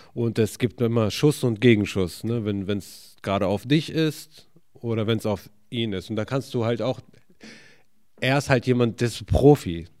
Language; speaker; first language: German; early bilingual, other home language; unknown